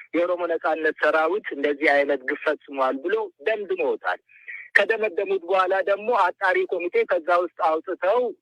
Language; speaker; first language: Amharic; non-native, local second language; Oromo